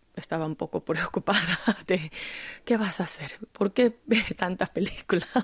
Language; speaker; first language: Spanish; non-native, fluent; Korean